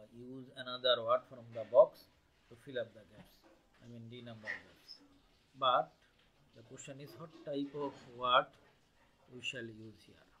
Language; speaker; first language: English; non-native, local second language; Bangla